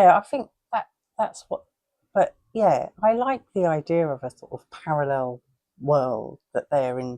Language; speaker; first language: English; native; English